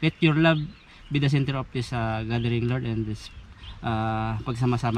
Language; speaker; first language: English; non-native, local second language; Filipino